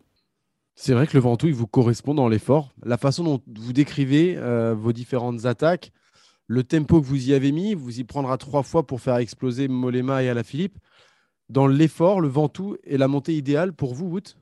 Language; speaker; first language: French; native; French